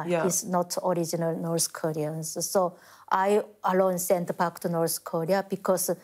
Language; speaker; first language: English; non-native, fluent; Korean